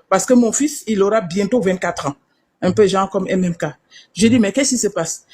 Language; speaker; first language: French; non-native, local second language; Wolof